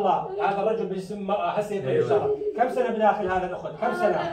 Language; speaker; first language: Arabic; non-native, local second language; Kurdish